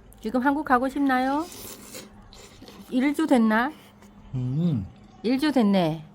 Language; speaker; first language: Korean; non-native, learner; Vietnamese